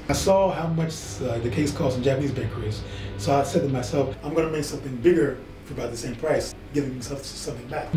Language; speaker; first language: English; native; English